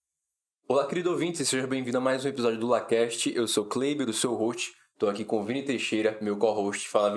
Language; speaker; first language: Portuguese; native; Portuguese